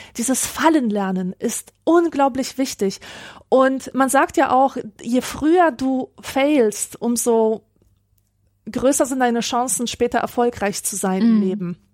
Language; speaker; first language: German; early bilingual, other home language; Polish